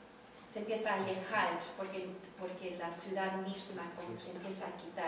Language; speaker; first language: Spanish; early bilingual, heritage; Spanish